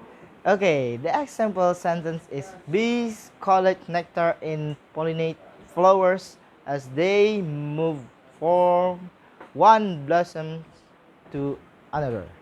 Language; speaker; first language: English; non-native, learner; Indonesian